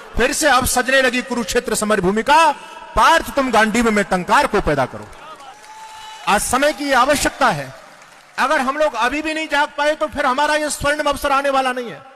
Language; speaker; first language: Hindi; native; Hindi